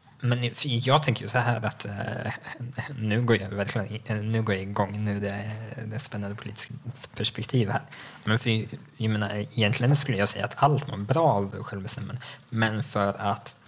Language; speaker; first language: Swedish; native; Swedish